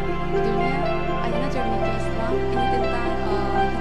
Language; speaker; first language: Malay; non-native, fluent; Korean